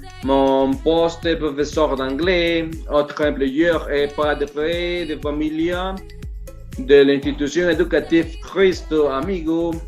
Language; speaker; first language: French; non-native, learner; Spanish